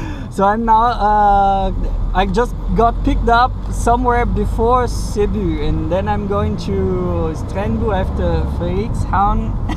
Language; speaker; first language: English; non-native, fluent; Portuguese